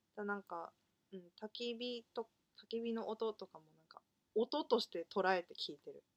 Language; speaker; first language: Japanese; native; Japanese